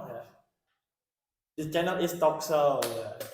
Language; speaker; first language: English; non-native, learner; Indonesian